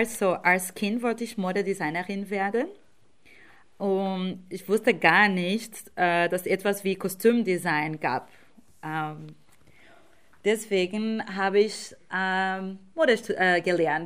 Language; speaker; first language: German; non-native, fluent; Portuguese